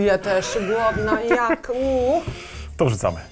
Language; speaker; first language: Polish; non-native, learner; Italian